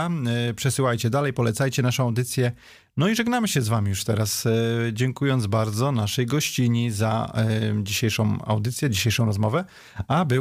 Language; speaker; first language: Polish; native; Polish